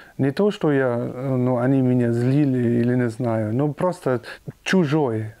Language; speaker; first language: Russian; non-native, fluent; German